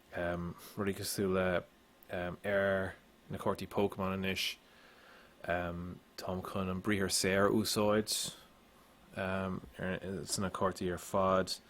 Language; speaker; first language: Irish; non-native, local second language; English